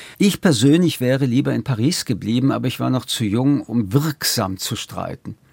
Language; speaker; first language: German; early bilingual, other home language; French